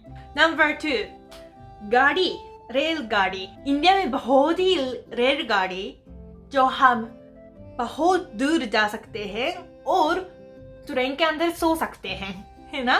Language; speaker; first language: Hindi; non-native, fluent; Japanese